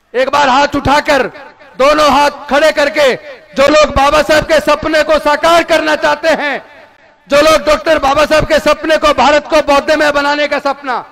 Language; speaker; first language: Hindi; native; Hindi